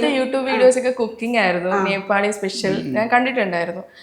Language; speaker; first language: Malayalam; native; Malayalam